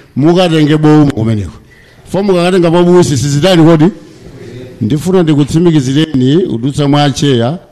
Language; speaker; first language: Nyanja; native; Nyanja